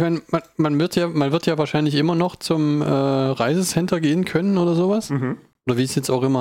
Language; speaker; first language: German; native; German